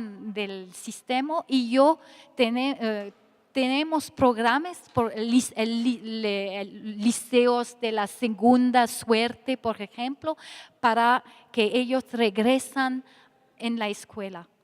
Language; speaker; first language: Spanish; non-native, fluent; French